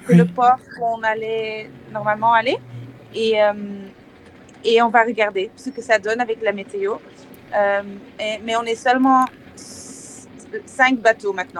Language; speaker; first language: French; non-native, fluent; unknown